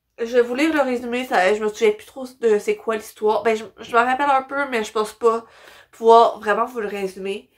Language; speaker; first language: French; native; French